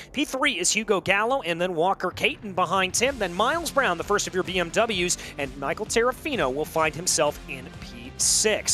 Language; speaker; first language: English; native; English